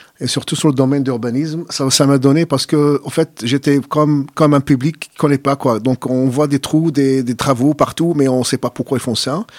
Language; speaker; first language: French; non-native, fluent; Arabic